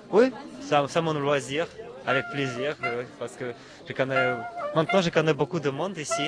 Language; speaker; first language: French; non-native, learner; Russian